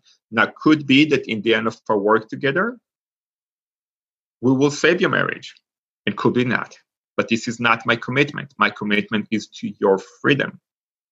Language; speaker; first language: English; non-native, fluent; Hebrew